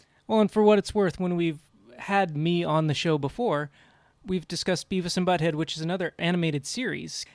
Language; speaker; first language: English; native; English